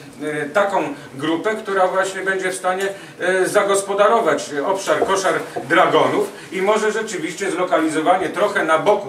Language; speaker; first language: Polish; native; Polish